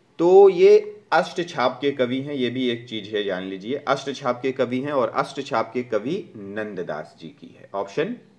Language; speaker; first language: Hindi; native; Hindi